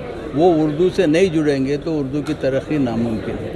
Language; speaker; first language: Urdu; native; Urdu